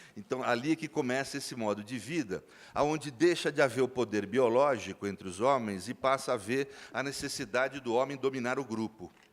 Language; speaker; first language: Portuguese; native; Portuguese